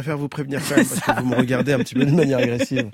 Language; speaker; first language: French; native; French